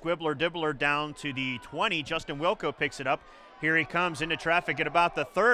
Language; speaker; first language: English; native; English